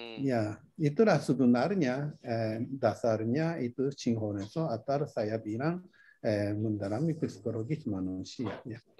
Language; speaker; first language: Indonesian; non-native, fluent; Japanese